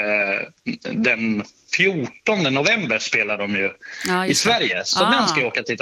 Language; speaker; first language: Swedish; early bilingual, other home language; Bosnian